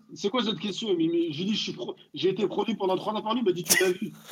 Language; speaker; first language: French; native; French